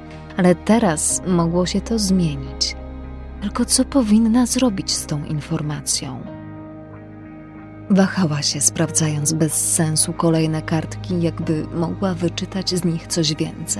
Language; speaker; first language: Polish; native; Polish